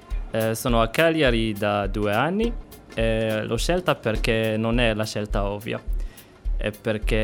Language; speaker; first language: Italian; non-native, fluent; Arabic